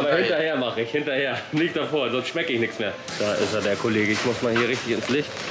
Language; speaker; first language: German; native; German